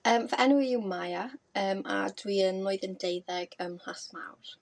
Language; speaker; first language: Welsh; native; Welsh